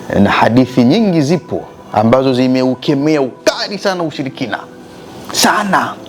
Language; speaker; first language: Swahili; native; Swahili